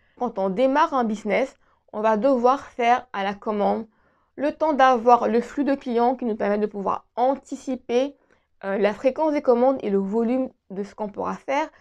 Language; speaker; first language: French; native; French